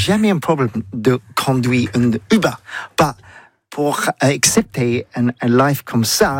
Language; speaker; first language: French; non-native, learner; English